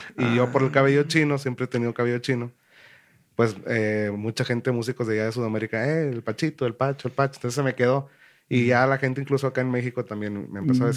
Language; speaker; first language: Spanish; native; Spanish